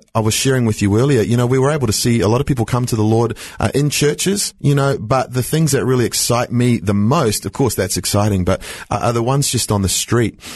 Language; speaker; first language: English; native; English